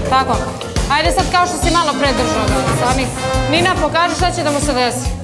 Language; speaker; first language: Serbian; native; Serbian